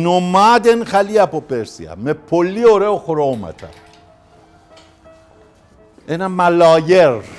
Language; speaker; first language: Greek; non-native, learner; Persian